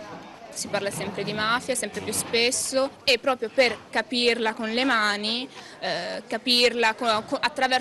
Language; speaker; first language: Italian; native; Italian